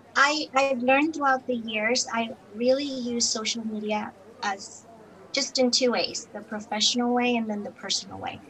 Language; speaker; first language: English; non-native, fluent; Spanish